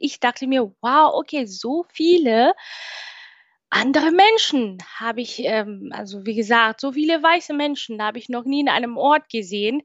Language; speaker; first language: German; non-native, fluent; Swahili